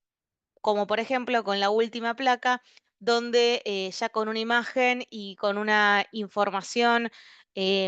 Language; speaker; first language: Spanish; native; Spanish